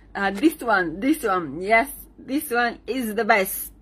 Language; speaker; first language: English; non-native, learner; Bulgarian